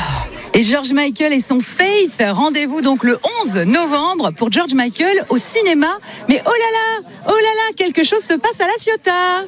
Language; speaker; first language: French; native; French